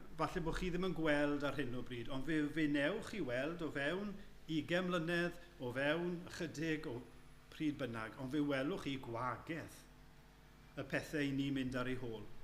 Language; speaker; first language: Welsh; native; Welsh